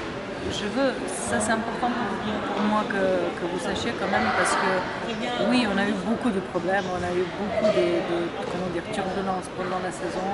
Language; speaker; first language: French; non-native, fluent; Serbian